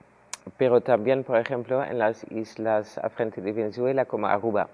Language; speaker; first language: Spanish; non-native, fluent; Dutch